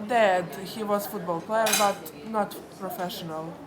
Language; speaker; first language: English; non-native, fluent; Serbian